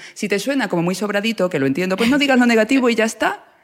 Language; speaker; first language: Spanish; native; Spanish